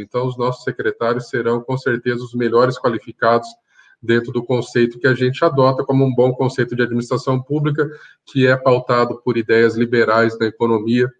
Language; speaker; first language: Portuguese; native; Portuguese